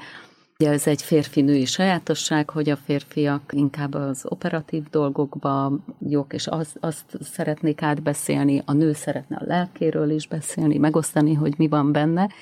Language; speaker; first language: Hungarian; native; Hungarian